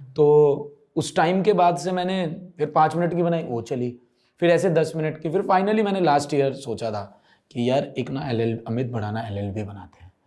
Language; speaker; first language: Hindi; native; Hindi